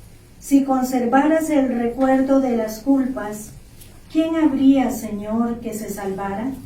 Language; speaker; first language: Spanish; native; Spanish